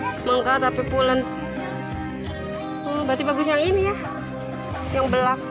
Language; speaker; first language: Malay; non-native, local second language; Sundanese